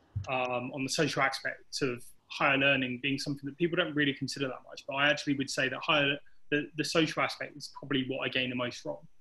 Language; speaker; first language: English; native; English